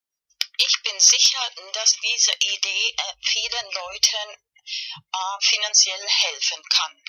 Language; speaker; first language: German; non-native, fluent; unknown